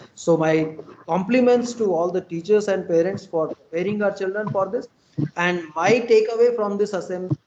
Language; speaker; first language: English; non-native, local second language; Hindi